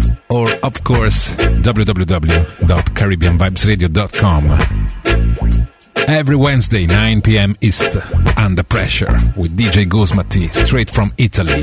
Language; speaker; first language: English; non-native, fluent; Italian